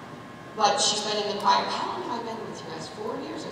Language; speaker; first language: English; native; English